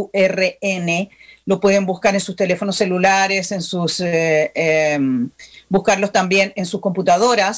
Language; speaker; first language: Spanish; native; Spanish